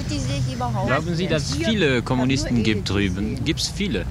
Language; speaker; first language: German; non-native, learner; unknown